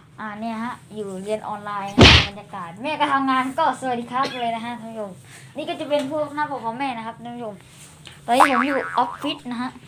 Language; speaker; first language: Thai; native; Thai